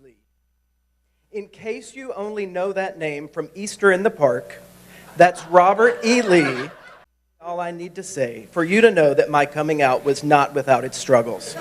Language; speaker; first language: English; native; English